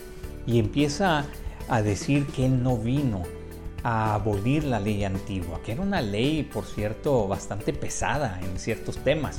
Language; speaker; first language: Spanish; native; Spanish